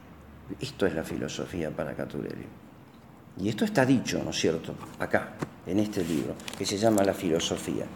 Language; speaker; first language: Spanish; native; Spanish